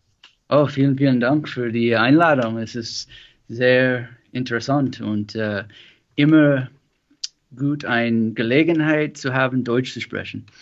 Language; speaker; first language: German; non-native, learner; English